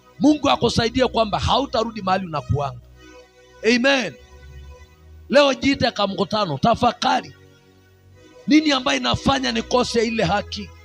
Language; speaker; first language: Swahili; non-native, local second language; Masai